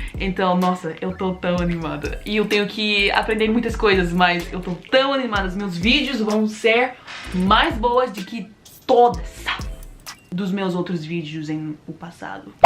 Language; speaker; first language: Portuguese; non-native, learner; English